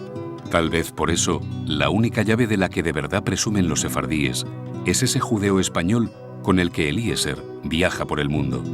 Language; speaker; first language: Spanish; native; Spanish